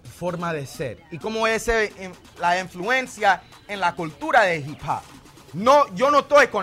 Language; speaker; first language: Spanish; early bilingual, heritage; Spanish